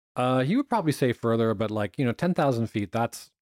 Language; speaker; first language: English; native; English